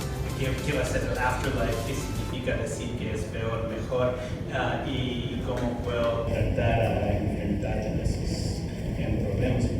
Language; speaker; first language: Spanish; non-native, fluent; English